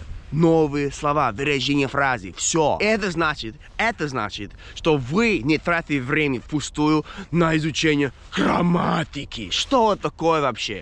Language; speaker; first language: Russian; non-native, fluent; English